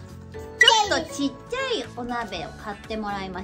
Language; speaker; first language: Japanese; native; Japanese